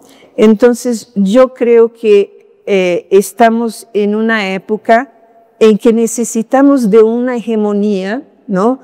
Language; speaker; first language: Spanish; non-native, fluent; Portuguese